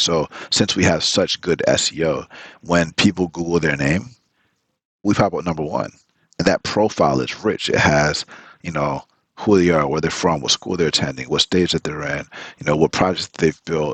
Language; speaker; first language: English; early bilingual, other home language; Spanish